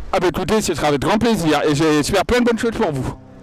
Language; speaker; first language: French; native; French